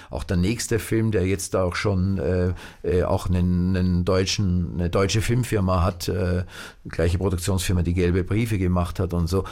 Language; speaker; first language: German; native; German